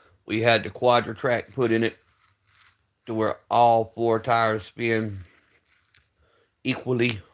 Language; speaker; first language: English; native; English